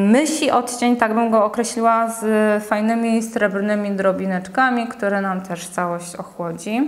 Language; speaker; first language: Polish; native; Polish